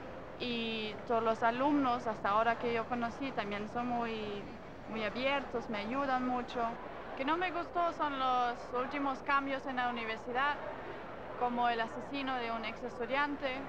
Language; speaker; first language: Spanish; non-native, fluent; German